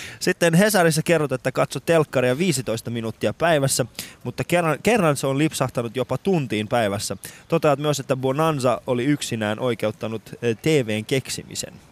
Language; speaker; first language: Finnish; non-native, fluent; Persian